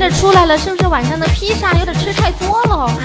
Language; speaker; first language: Chinese; native; Chinese